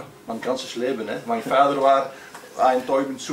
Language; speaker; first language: German; non-native, learner; Dutch